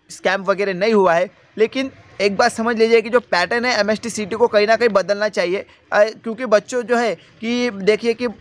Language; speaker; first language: Hindi; non-native, local second language; Marathi